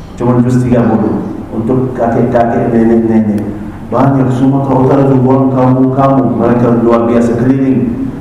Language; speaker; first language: Malay; non-native, fluent; Arabic